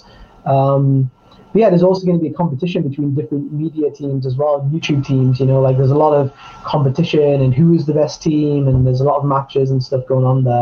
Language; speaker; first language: English; native; English